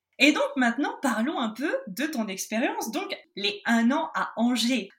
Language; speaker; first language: French; native; French